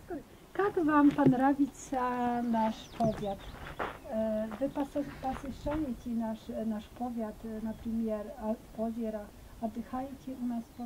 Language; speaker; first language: Russian; non-native, learner; Polish